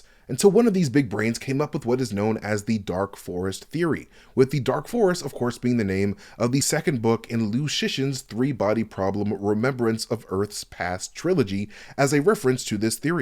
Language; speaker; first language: English; native; English